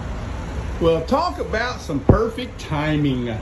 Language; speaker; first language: English; native; English